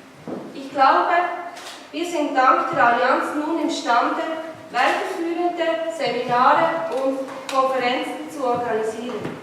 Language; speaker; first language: German; non-native, fluent; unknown